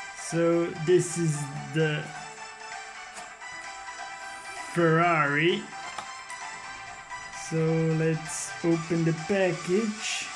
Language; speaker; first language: English; non-native, fluent; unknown